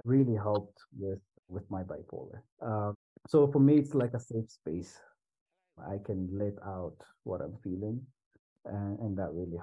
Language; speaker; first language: English; non-native, local second language; Swahili